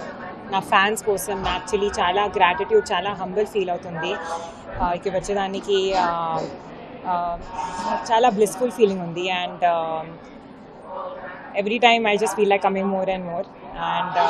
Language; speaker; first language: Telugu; non-native, learner; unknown